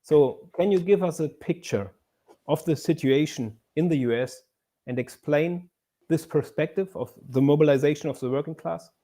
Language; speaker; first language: English; non-native, fluent; German